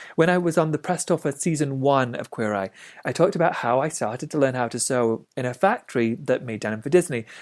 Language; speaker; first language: English; native; English